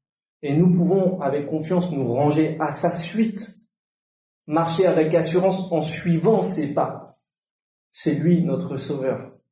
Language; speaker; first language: French; native; French